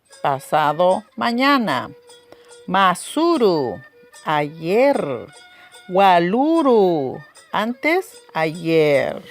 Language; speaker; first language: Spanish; non-native, local second language; Aymara